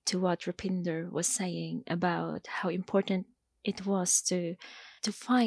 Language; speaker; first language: English; non-native, local second language; Filipino